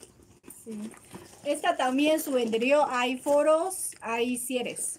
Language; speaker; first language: Spanish; non-native, learner; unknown